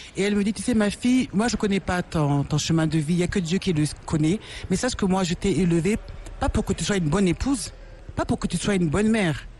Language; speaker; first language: French; non-native, local second language; Lingala